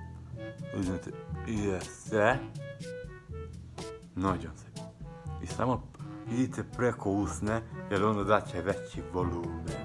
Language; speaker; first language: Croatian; non-native, local second language; Hungarian